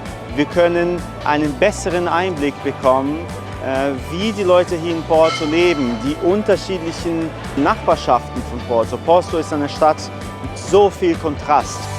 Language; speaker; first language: German; non-native, learner; Portuguese